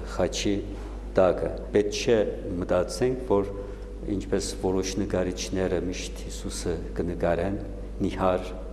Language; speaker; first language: Armenian; native; Armenian